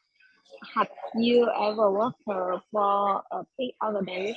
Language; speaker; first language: English; non-native, learner; Vietnamese